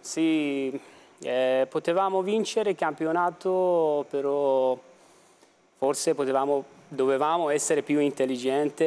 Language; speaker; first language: Italian; non-native, fluent; Persian